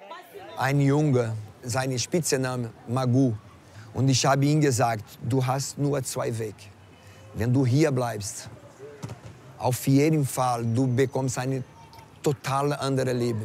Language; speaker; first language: German; non-native, fluent; Portuguese